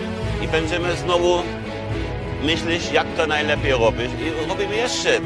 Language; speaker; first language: Polish; non-native, fluent; German